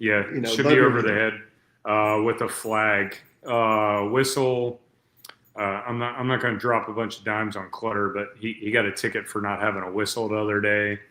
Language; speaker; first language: English; native; English